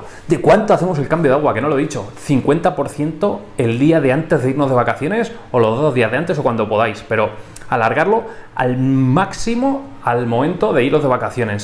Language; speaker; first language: Spanish; native; Spanish